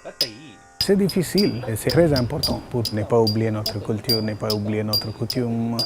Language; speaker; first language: French; non-native, learner; Tamil